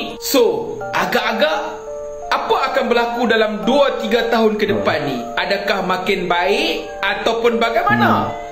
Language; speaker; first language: Malay; native; Malay